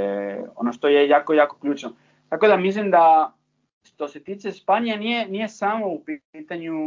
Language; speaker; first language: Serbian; non-native, fluent; Spanish